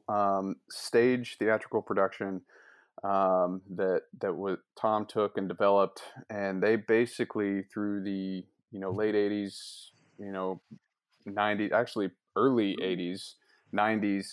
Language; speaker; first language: English; native; English